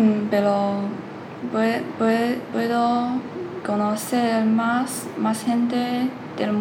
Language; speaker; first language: Spanish; non-native, learner; Chinese